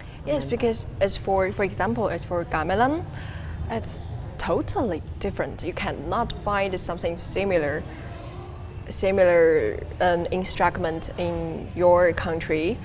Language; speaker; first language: English; non-native, learner; Chinese